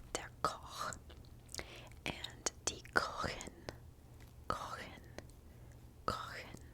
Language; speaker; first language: German; non-native, learner; English